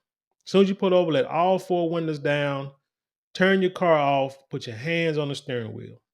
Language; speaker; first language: English; native; English